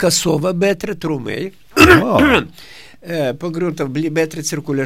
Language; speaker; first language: Swedish; non-native, fluent; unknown